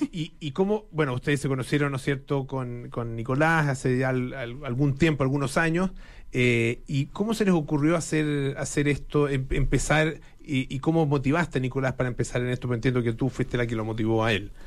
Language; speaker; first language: Spanish; native; Spanish